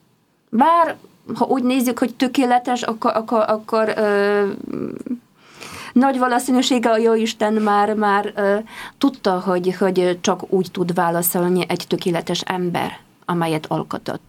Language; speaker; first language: Hungarian; non-native, fluent; Polish